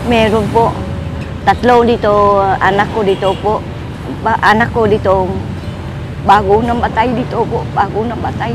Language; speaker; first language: Filipino; non-native, learner; Vietnamese